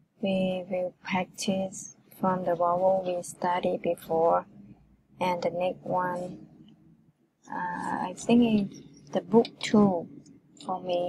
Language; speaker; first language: English; non-native, learner; Thai